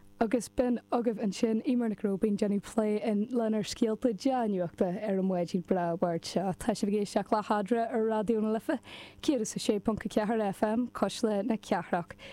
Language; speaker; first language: Irish; native; Irish